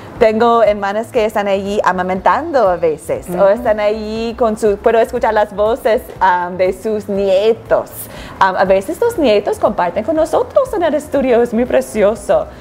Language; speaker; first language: Spanish; non-native, fluent; English